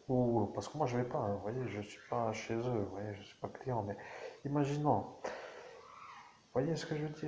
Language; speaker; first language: French; native; French